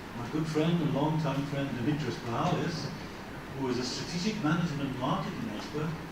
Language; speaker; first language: English; non-native, fluent; Greek